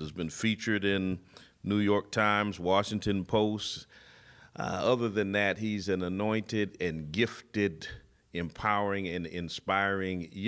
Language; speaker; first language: English; native; English